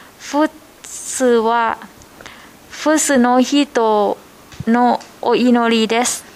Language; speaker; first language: Japanese; non-native, learner; Thai